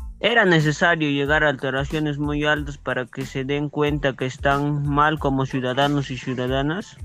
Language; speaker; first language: Spanish; native; Spanish